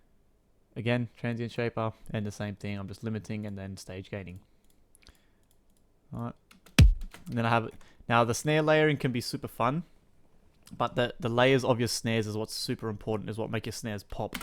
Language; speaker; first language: English; native; English